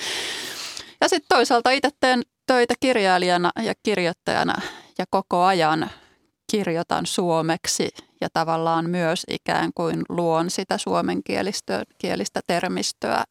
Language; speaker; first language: Finnish; native; Finnish